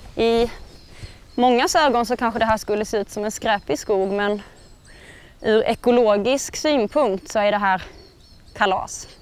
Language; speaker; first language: Swedish; native; Swedish